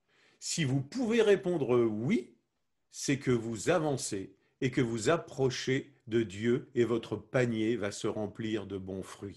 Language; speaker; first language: French; native; French